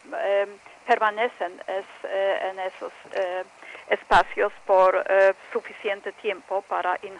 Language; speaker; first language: Spanish; non-native, fluent; Polish